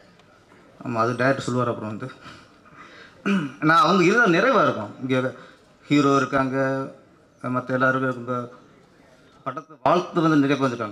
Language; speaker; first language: Tamil; native; Tamil